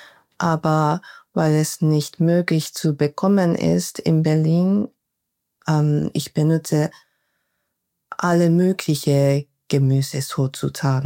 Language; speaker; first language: German; non-native, fluent; Japanese